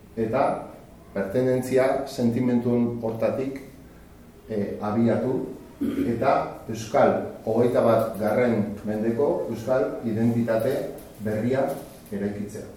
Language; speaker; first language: Basque; non-native, local second language; Spanish